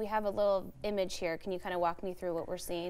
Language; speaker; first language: English; native; English